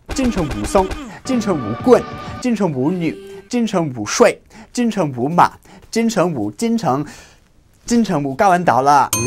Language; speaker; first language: Chinese; non-native, fluent; English